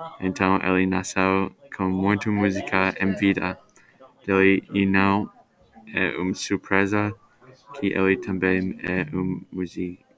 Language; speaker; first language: Portuguese; non-native, learner; Spanish